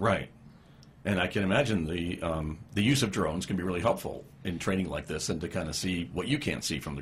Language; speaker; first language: English; native; English